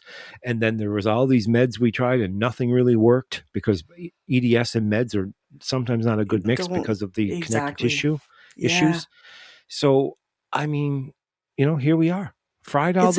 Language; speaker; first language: English; native; English